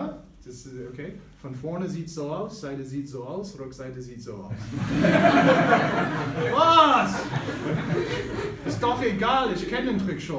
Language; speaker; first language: German; non-native, fluent; English